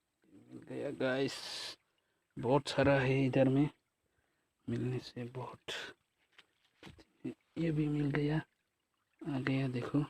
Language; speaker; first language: Hindi; non-native, local second language; Kok Borok